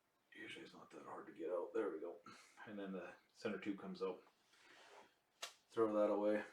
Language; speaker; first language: English; native; English